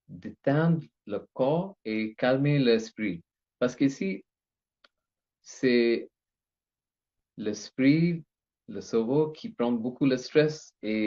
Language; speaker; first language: French; non-native, learner; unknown